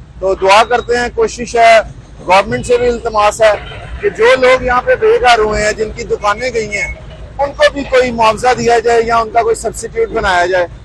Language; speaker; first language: Urdu; non-native, local second language; Punjabi